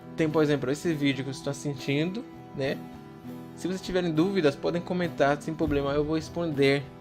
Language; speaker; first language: Portuguese; non-native, fluent; English